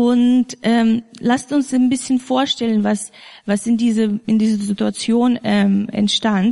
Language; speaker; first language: German; non-native, fluent; Russian